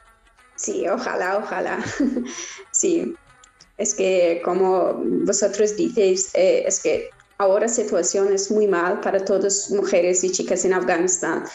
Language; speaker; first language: Spanish; non-native, learner; Persian